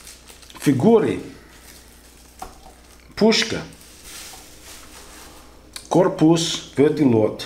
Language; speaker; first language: Russian; non-native, learner; English